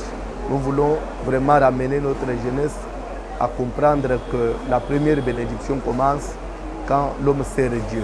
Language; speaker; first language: French; non-native, local second language; Lingala